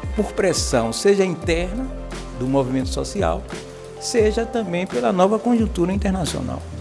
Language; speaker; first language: Portuguese; native; Portuguese